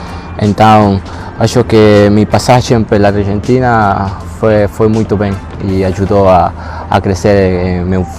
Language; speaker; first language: Portuguese; non-native, learner; Spanish